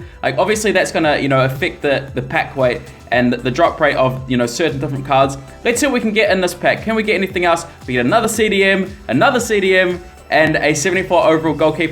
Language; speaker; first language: English; native; English